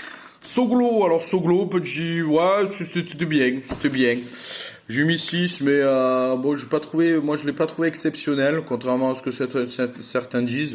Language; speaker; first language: French; native; French